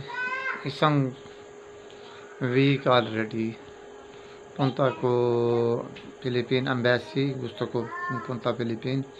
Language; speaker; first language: Filipino; non-native, learner; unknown